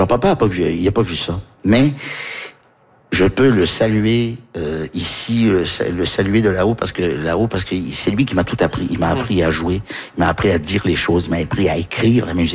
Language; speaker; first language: French; early bilingual, heritage; French